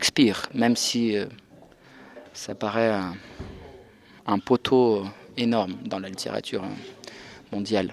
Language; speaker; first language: French; non-native, fluent; Russian